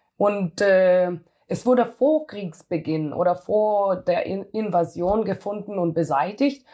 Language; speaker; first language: German; non-native, fluent; Hebrew